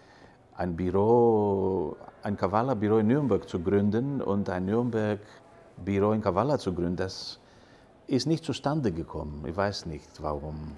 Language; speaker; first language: German; non-native, fluent; Greek